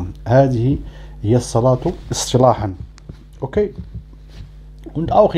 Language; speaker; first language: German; non-native, fluent; Arabic